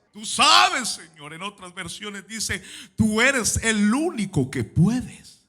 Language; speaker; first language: Spanish; native; Spanish